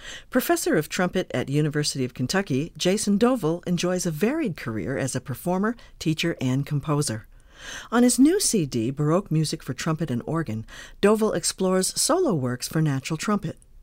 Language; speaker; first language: English; native; English